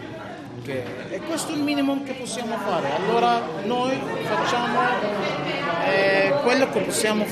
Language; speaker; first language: Italian; non-native, fluent; Arabic